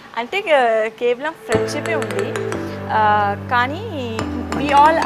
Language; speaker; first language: Telugu; non-native, local second language; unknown